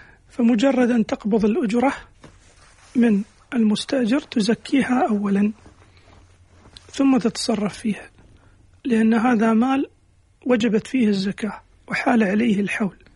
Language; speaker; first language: Arabic; native; Arabic